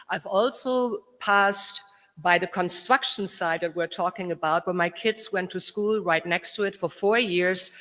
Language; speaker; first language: English; non-native, fluent; German